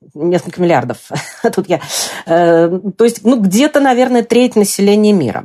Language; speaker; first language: Russian; native; Russian